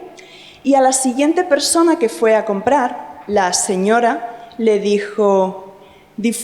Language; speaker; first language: Spanish; native; Spanish